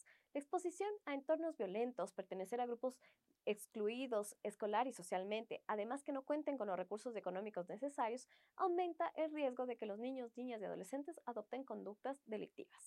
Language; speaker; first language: Spanish; native; Spanish